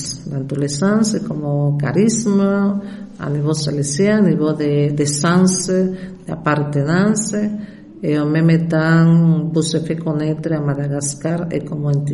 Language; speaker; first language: French; non-native, fluent; Spanish